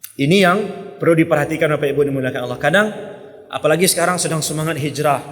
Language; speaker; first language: Malay; non-native, local second language; Minangkabau